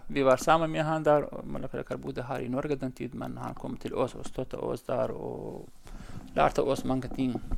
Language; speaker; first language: Norwegian; non-native, learner; Central Kurdish